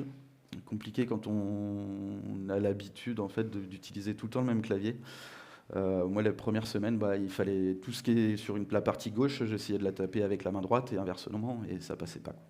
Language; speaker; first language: French; native; French